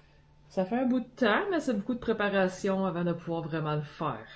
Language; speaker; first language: French; native; French